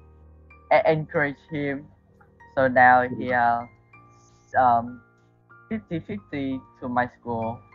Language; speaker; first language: English; non-native, learner; Vietnamese